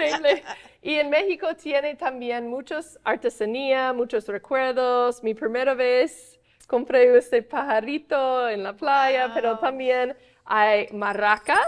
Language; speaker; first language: Spanish; non-native, fluent; English